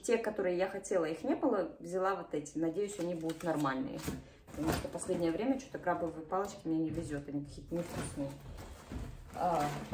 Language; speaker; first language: Russian; native; Russian